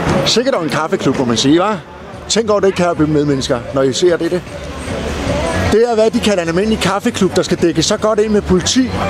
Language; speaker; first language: Danish; native; Danish